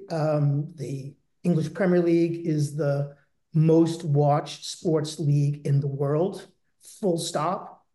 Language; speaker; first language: English; native; English